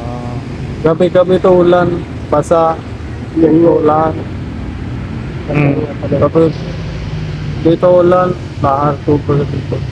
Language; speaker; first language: Filipino; non-native, learner; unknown